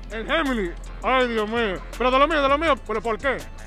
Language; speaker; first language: Spanish; early bilingual, heritage; Spanish